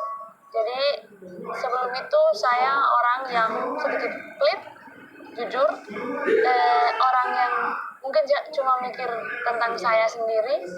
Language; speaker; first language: Indonesian; non-native, fluent; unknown